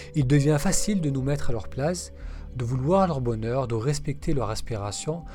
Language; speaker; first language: French; non-native, local second language; Arabic